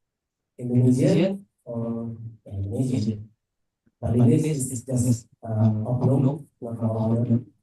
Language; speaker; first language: English; non-native, fluent; Indonesian